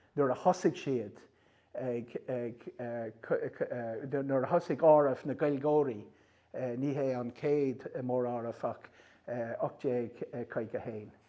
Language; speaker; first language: Irish; non-native, local second language; English